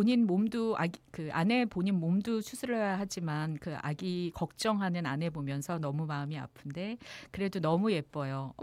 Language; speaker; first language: Korean; native; Korean